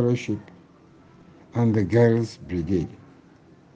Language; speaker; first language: English; non-native, local second language; Krio